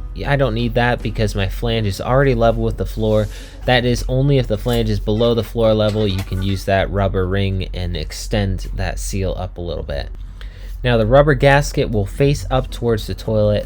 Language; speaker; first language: English; native; English